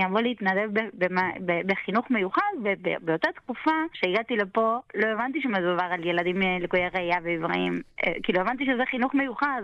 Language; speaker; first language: Hebrew; non-native, fluent; Spanish